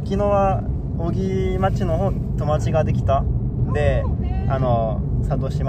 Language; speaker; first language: Japanese; non-native, fluent; French